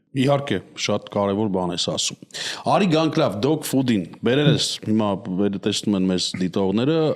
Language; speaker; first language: Armenian; native; Armenian